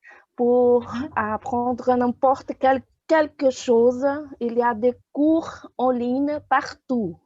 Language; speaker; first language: French; non-native, fluent; Portuguese